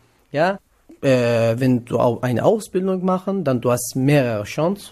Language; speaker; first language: German; non-native, learner; Kurdish